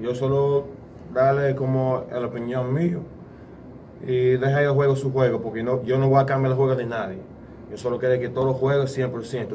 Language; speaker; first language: Spanish; non-native, learner; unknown